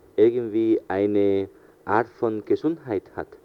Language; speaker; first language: German; non-native, fluent; Spanish